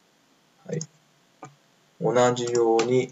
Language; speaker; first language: Japanese; non-native, fluent; Chinese